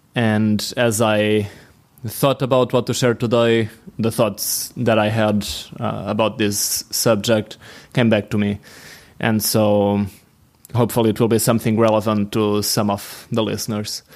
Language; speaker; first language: English; non-native, fluent; Portuguese